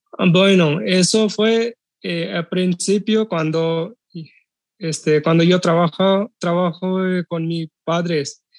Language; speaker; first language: Spanish; non-native, learner; Urdu